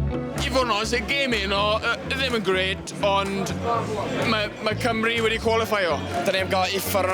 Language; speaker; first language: Welsh; native; Welsh